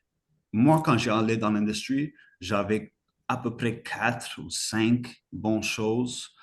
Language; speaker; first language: French; non-native, fluent; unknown